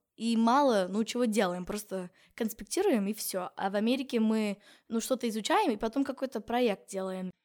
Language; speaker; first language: Russian; non-native, fluent; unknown